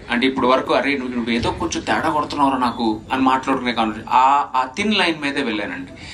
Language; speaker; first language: Telugu; native; Telugu